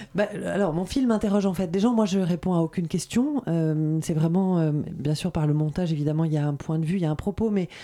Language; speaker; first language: French; native; French